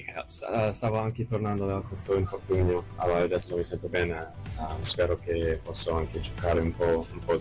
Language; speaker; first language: Italian; non-native, fluent; English